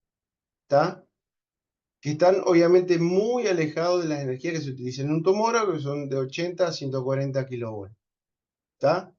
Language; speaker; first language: Spanish; native; Spanish